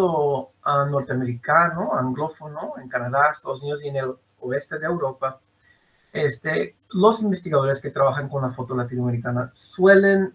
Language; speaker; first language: Spanish; non-native, fluent; English